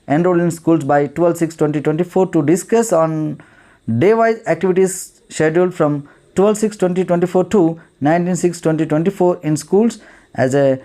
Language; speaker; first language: English; non-native, local second language; Telugu